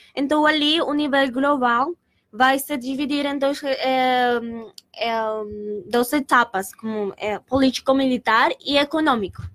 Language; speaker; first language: Portuguese; non-native, learner; Spanish